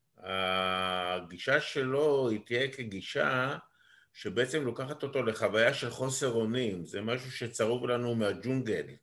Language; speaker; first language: Hebrew; native; Hebrew